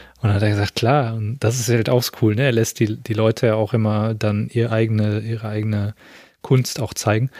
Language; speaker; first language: German; native; German